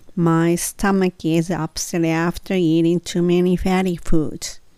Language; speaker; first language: English; non-native, fluent; Japanese